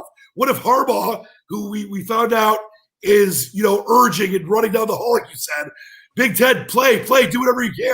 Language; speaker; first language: English; native; English